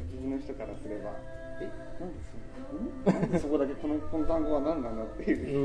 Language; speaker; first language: Japanese; native; Japanese